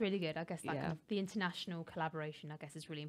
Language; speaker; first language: English; native; English